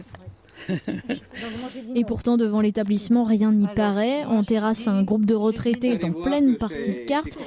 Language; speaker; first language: French; native; French